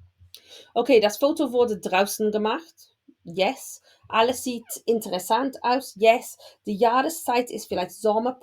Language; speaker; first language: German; non-native, fluent; English